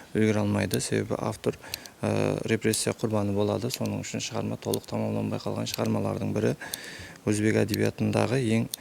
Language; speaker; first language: Uzbek; non-native, local second language; Kara-Kalpak